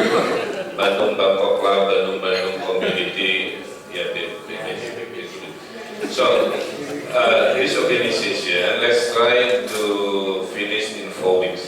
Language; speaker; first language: English; non-native, fluent; Indonesian